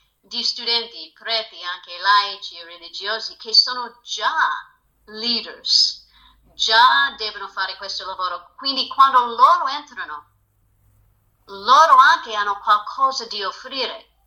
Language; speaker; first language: Italian; non-native, fluent; English